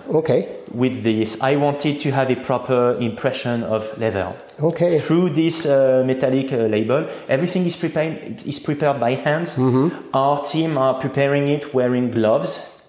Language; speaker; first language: English; non-native, fluent; French